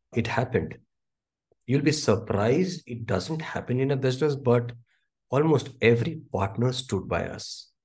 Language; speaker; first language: English; non-native, local second language; Hindi